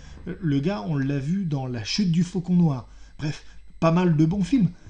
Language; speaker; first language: French; native; French